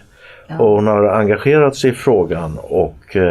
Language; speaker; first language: Swedish; native; Swedish